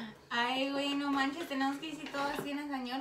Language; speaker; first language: Spanish; early bilingual, heritage; Spanish